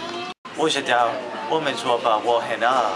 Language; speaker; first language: Chinese; non-native, learner; English